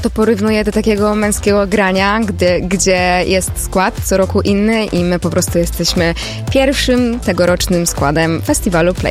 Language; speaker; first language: Polish; native; Polish